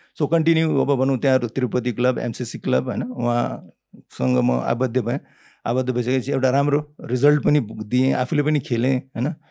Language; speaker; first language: Nepali; early bilingual, heritage; Nepali